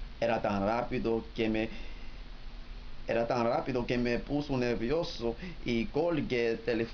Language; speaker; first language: Spanish; non-native, learner; English